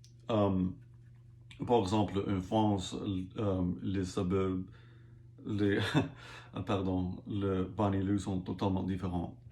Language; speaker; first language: French; non-native, learner; English